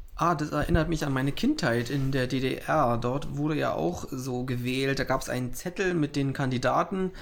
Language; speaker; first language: German; native; German